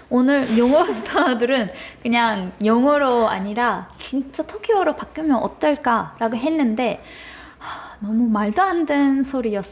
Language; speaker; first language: Korean; non-native, fluent; Turkish